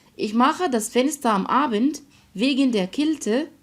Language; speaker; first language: German; non-native, fluent; Arabic